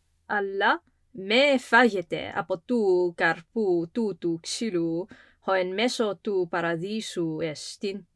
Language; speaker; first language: Greek; non-native, fluent; English